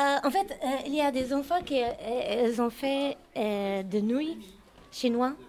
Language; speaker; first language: French; non-native, learner; Arabic